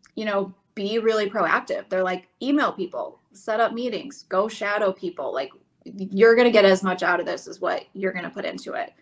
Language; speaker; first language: English; native; English